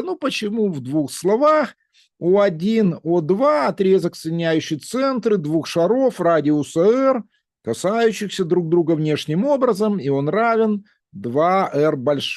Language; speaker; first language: Russian; native; Russian